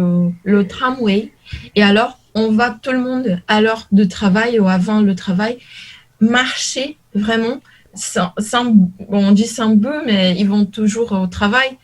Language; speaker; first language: French; non-native, learner; Portuguese